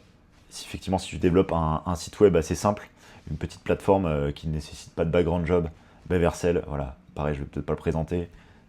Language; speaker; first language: French; native; French